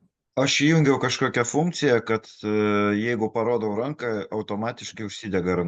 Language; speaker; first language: Lithuanian; native; Lithuanian